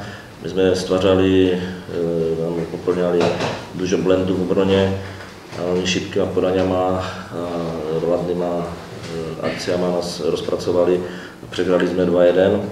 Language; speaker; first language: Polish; non-native, learner; Czech